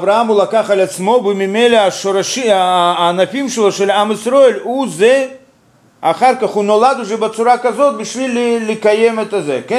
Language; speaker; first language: Hebrew; non-native, fluent; Russian